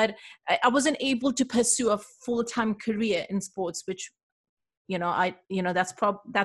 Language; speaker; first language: English; non-native, local second language; Urdu